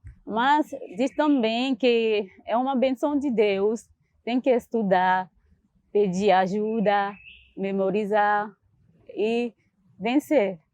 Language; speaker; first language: Portuguese; non-native, learner; Haitian Creole